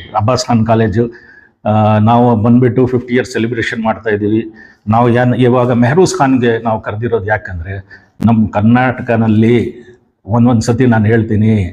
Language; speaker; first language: Kannada; non-native, local second language; Urdu